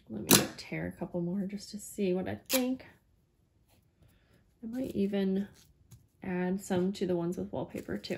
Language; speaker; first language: English; native; English